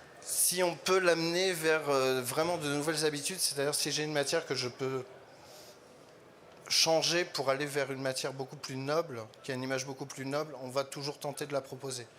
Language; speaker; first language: French; native; French